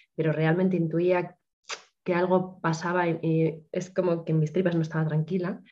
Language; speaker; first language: Spanish; native; Spanish